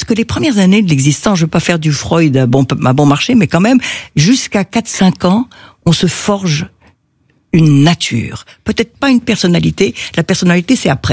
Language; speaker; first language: French; native; French